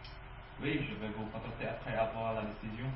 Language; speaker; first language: French; non-native, learner; Vietnamese